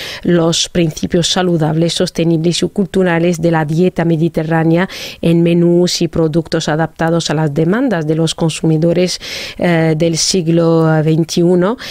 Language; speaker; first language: Spanish; non-native, fluent; Arabic